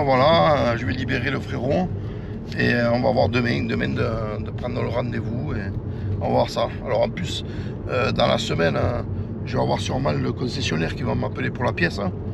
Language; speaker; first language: French; native; French